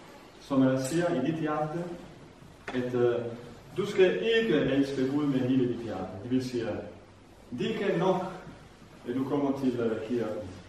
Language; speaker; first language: Danish; non-native, fluent; Vietnamese